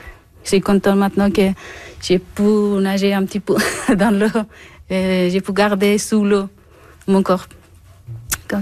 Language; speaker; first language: French; non-native, learner; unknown